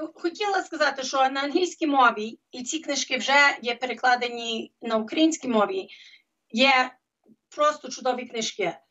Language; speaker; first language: Ukrainian; early bilingual, heritage; Ukrainian